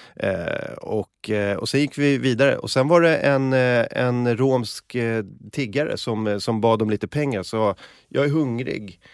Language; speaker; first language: Swedish; native; Swedish